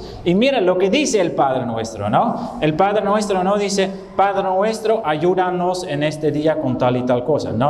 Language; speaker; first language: Spanish; non-native, fluent; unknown